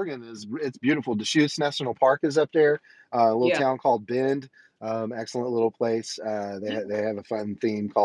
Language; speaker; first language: English; native; English